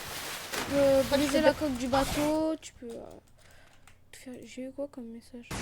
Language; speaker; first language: French; native; French